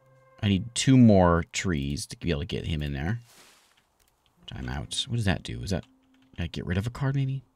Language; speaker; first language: English; native; English